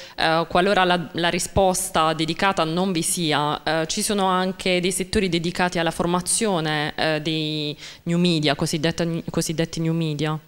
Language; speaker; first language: Italian; native; Italian